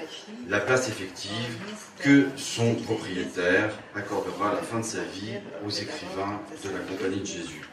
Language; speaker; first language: French; native; French